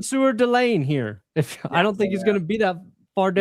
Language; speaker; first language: English; native; English